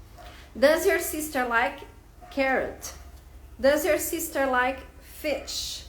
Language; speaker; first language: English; non-native, fluent; Portuguese